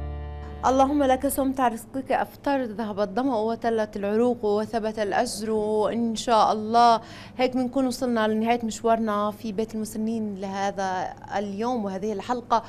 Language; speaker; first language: Arabic; native; Arabic